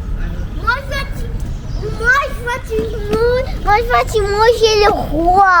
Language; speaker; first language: French; early bilingual, heritage; French